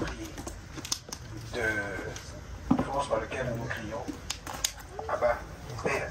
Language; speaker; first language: French; native; French